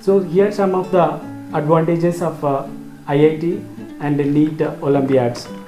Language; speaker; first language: English; non-native, local second language; Telugu